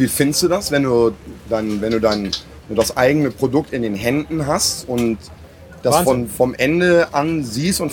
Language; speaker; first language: German; native; German